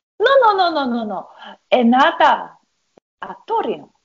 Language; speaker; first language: Italian; non-native, learner; Japanese